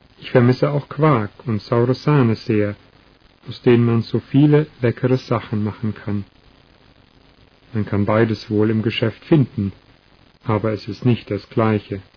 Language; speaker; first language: German; non-native, learner; Russian